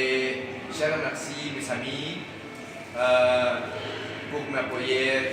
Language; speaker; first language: French; non-native, learner; Spanish